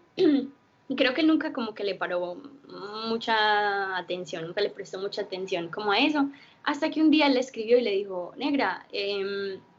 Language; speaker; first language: Spanish; early bilingual, heritage; Spanish